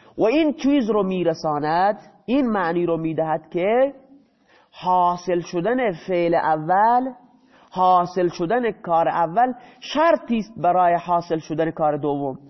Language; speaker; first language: Persian; non-native, local second language; Baluchi